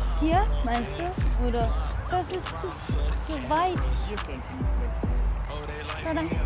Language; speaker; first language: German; non-native, learner; Korean